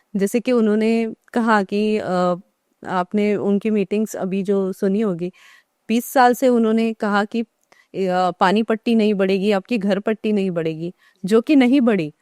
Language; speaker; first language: Hindi; non-native, local second language; Marathi